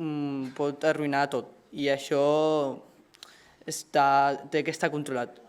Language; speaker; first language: Catalan; native; Catalan